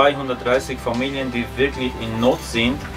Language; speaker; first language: German; early bilingual, other home language; Armenian